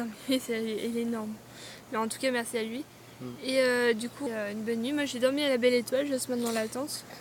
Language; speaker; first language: French; native; French